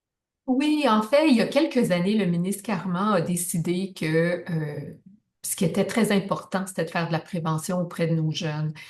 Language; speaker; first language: French; native; French